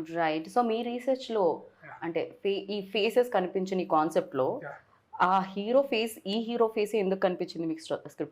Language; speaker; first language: Telugu; native; Telugu